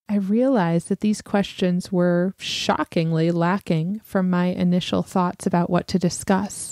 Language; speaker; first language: English; native; English